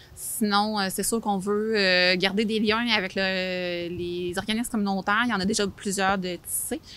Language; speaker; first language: French; native; French